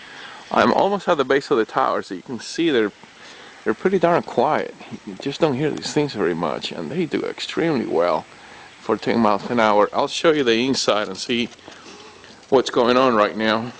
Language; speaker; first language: English; native; English